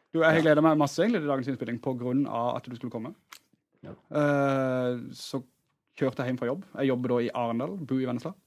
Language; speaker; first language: Norwegian; native; Norwegian